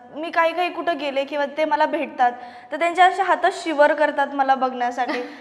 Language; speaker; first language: Marathi; non-native, local second language; Malayalam